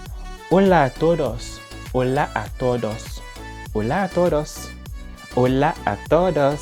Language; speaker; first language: Spanish; non-native, learner; French